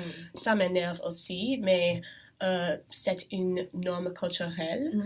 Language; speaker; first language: French; non-native, learner; English